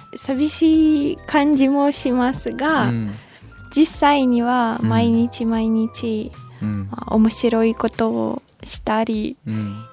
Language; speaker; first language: Japanese; non-native, fluent; Ukrainian